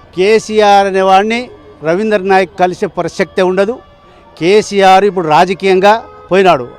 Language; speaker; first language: Telugu; non-native, local second language; Lambadi